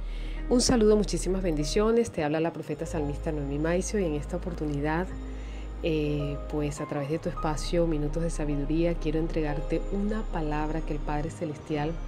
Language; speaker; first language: Spanish; native; Spanish